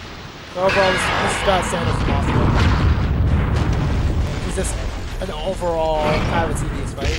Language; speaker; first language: English; native; English